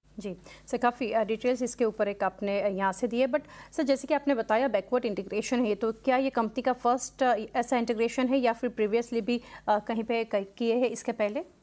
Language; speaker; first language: Hindi; non-native, local second language; Gujarati